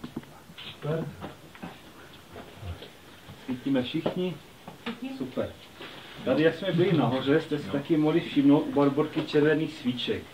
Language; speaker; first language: Czech; native; Czech